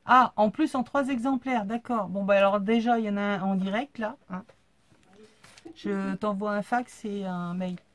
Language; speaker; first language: French; native; French